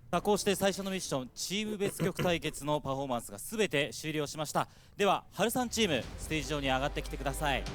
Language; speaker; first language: Japanese; native; Japanese